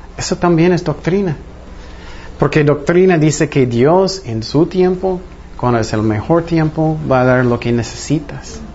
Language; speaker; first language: Spanish; non-native, fluent; English